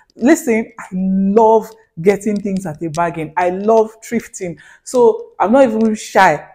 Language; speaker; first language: English; non-native, local second language; Hausa